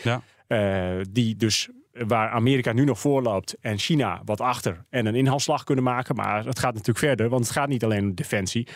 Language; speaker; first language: Dutch; native; Dutch